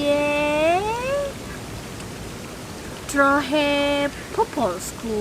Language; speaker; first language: Polish; non-native, learner; Balinese